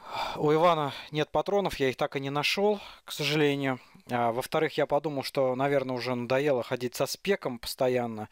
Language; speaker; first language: Russian; native; Russian